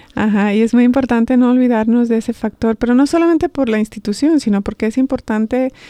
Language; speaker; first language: Spanish; native; Spanish